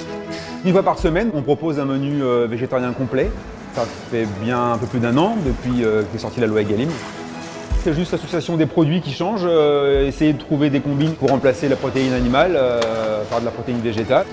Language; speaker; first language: French; native; French